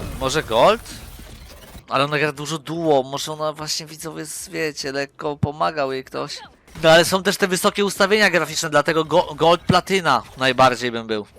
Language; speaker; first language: Polish; native; Polish